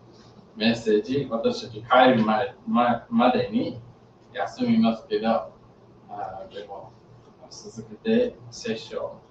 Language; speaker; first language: Japanese; non-native, fluent; English